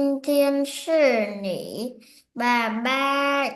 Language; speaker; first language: Chinese; non-native, learner; Vietnamese